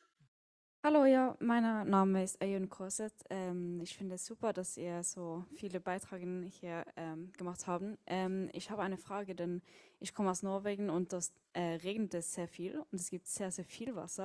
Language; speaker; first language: German; non-native, fluent; Norwegian